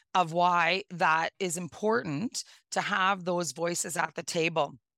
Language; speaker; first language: English; native; English